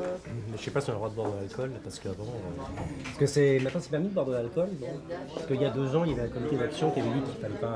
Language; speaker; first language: French; native; French